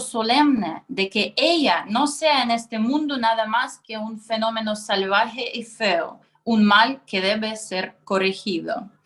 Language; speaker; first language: Spanish; non-native, fluent; Russian